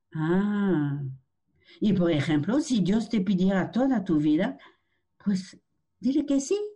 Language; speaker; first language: Spanish; non-native, fluent; French